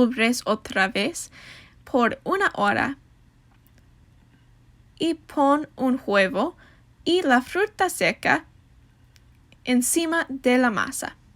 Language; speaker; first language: Spanish; non-native, learner; English